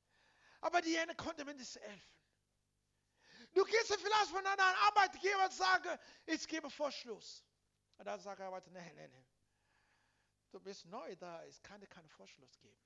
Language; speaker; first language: German; non-native, learner; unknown